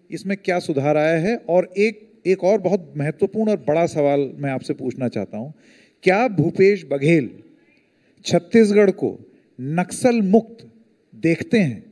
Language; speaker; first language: Hindi; native; Hindi